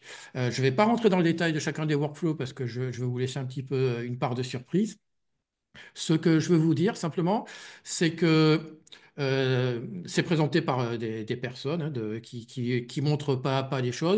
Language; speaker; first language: French; native; French